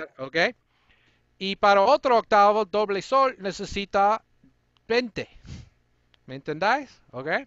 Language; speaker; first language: Spanish; non-native, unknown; English